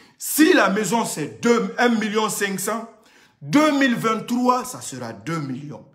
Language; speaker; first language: French; non-native, local second language; Susu